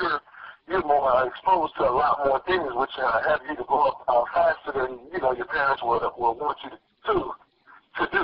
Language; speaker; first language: English; native; English